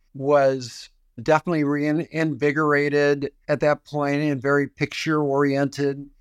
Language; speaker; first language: English; native; English